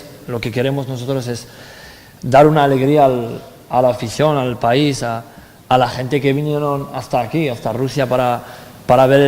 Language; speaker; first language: Spanish; non-native, fluent; French